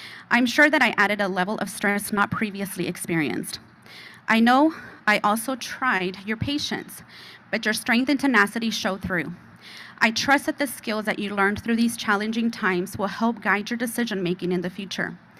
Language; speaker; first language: English; early bilingual, other home language; Spanish